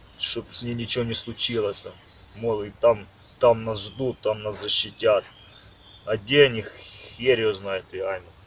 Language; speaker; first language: Russian; native; Russian